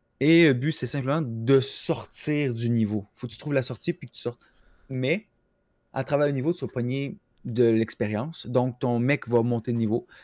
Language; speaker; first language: French; native; French